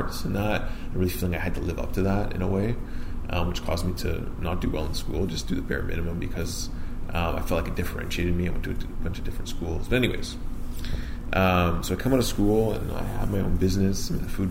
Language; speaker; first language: English; native; English